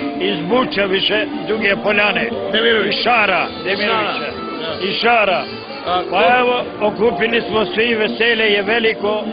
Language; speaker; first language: Bosnian; native; Bosnian